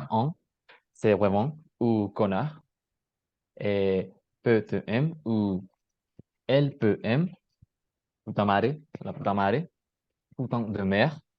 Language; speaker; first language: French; non-native, learner; Spanish